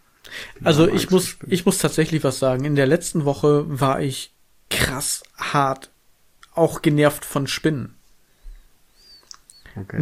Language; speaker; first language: German; native; German